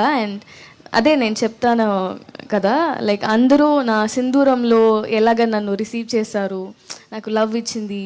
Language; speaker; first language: Telugu; non-native, learner; Tamil